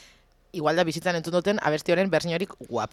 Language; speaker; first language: Basque; native; Basque